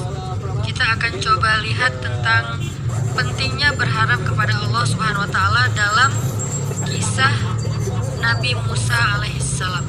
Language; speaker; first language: Indonesian; native; Indonesian